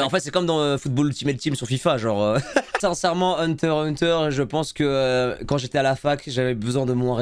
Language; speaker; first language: French; native; French